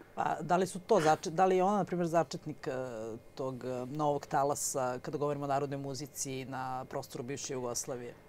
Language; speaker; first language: Bosnian; native; Bosnian